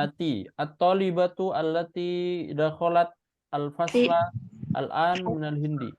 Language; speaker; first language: Arabic; non-native, fluent; Indonesian